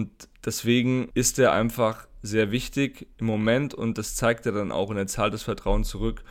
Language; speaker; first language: German; native; German